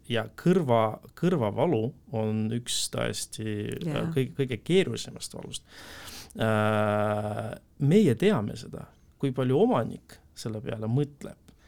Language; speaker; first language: Estonian; non-native, local second language; Russian